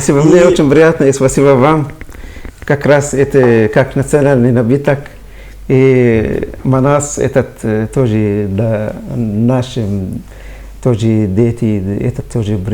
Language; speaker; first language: Russian; non-native, fluent; Arabic